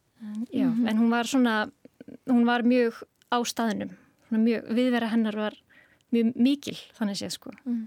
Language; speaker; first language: Icelandic; native; Icelandic